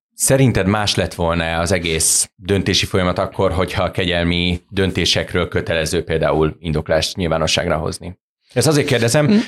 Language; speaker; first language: Hungarian; native; Hungarian